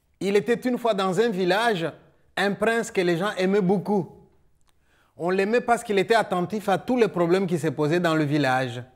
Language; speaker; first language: French; non-native, local second language; Luba-Lulua